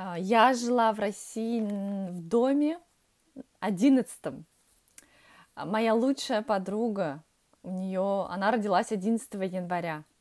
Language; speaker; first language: Russian; early bilingual, heritage; Russian